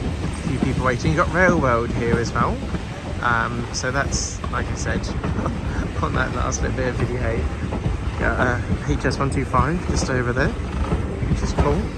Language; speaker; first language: English; native; English